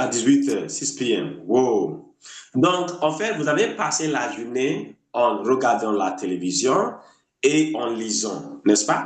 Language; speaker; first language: French; non-native, fluent; English